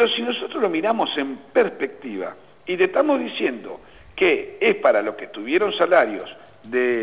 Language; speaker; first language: Spanish; native; Spanish